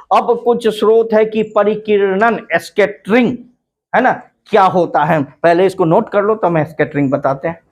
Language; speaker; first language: Hindi; native; Hindi